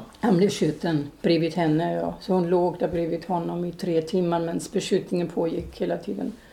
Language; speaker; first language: Swedish; non-native, fluent; German